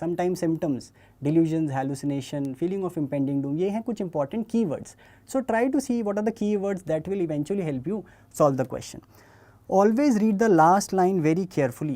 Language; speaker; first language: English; non-native, local second language; Hindi